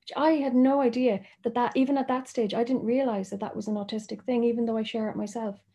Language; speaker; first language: English; native; English